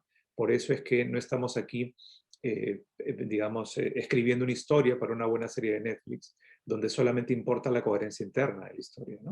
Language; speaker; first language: Spanish; native; Spanish